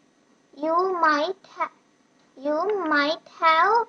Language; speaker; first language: English; non-native, learner; Sinhala